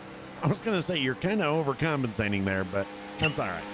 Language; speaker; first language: English; native; English